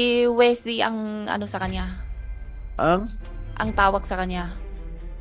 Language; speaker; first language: Filipino; non-native, learner; Chinese